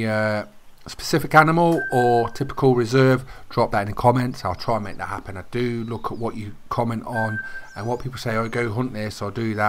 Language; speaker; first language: English; native; English